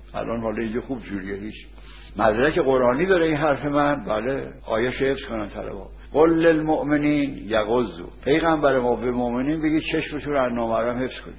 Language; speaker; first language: Persian; native; Persian